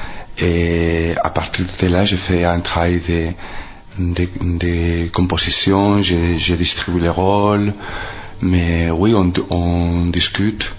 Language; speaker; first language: French; non-native, fluent; Spanish